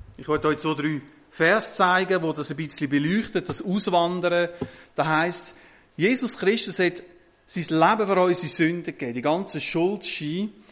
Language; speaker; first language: German; native; German